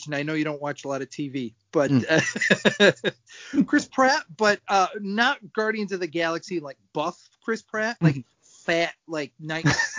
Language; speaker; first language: English; native; English